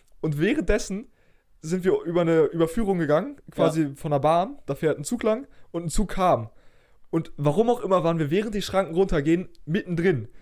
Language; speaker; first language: German; native; German